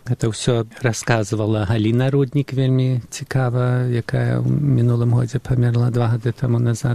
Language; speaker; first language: Belarusian; early bilingual, heritage; Belarusian